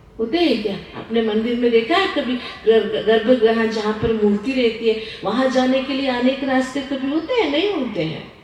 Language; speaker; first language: Hindi; non-native, local second language; Kannada